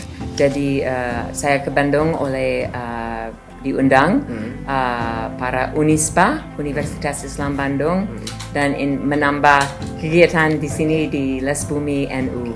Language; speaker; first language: Indonesian; non-native, learner; English